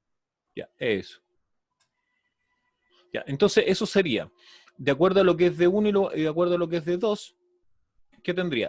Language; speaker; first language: Spanish; native; Spanish